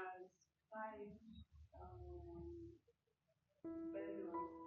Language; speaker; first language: English; non-native, learner; French